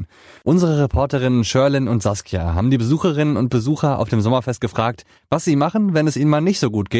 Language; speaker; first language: German; native; German